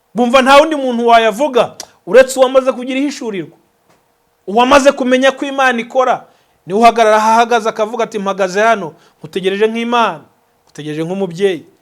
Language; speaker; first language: Kinyarwanda; native; Kinyarwanda